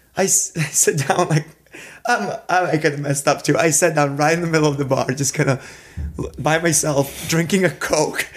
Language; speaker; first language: English; non-native, fluent; Serbian